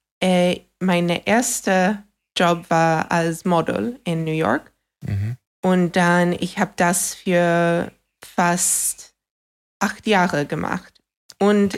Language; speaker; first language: German; non-native, fluent; English